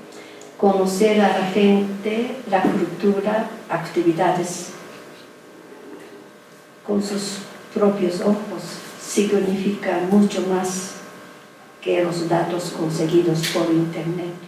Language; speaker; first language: Spanish; non-native, fluent; Japanese